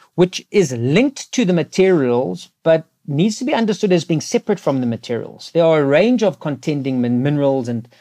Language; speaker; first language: English; native; English